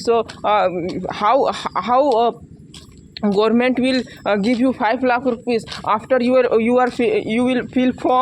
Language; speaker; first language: English; non-native, learner; Hindi